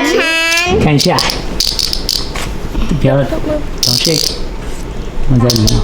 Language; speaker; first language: Chinese; non-native, fluent; English